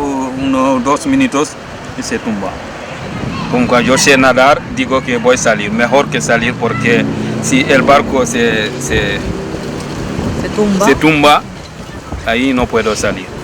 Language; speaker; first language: Spanish; non-native, learner; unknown